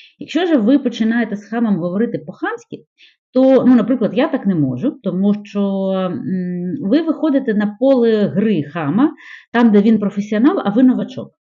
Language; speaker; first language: Ukrainian; non-native, local second language; Russian